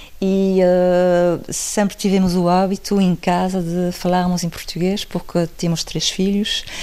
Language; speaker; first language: Portuguese; non-native, fluent; French